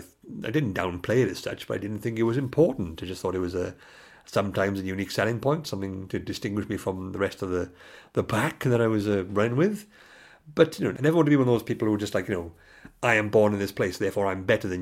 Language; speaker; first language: English; native; English